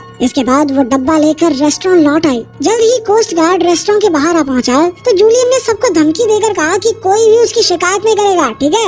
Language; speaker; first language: Hindi; native; Hindi